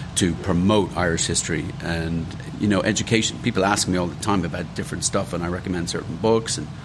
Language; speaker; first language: English; native; English